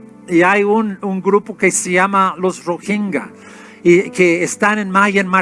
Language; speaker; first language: Spanish; non-native, fluent; English